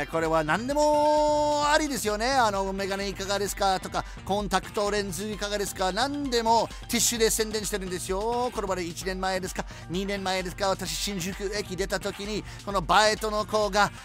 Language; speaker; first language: Japanese; non-native, fluent; English